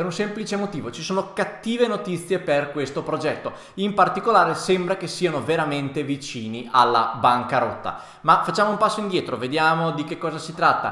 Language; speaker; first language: Italian; native; Italian